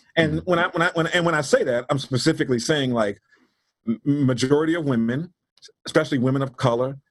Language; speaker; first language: English; native; English